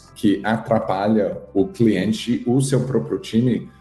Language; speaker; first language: Portuguese; non-native, fluent; English